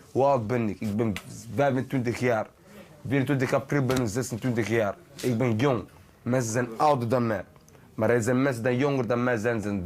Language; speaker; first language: Dutch; early bilingual, other home language; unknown